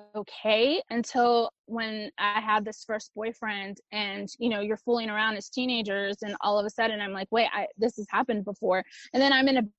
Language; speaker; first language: English; early bilingual, other home language; Spanish